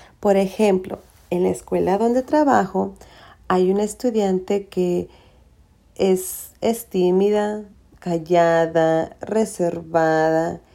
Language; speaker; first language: Spanish; early bilingual, heritage; Spanish